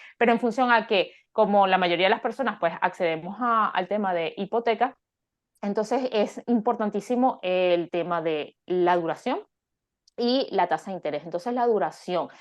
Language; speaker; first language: Spanish; native; Spanish